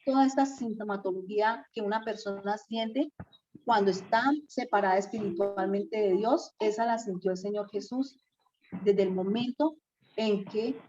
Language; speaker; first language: Spanish; native; Spanish